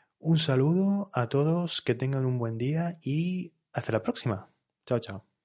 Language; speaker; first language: Spanish; native; Spanish